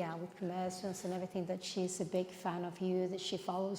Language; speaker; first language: English; non-native, fluent; Spanish